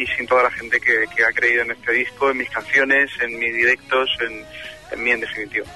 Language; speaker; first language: Spanish; native; Spanish